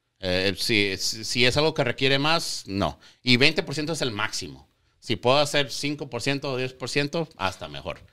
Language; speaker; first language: Spanish; native; Spanish